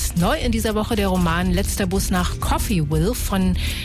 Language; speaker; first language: German; native; German